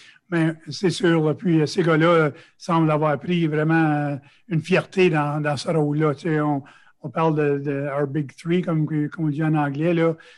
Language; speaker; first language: French; native; French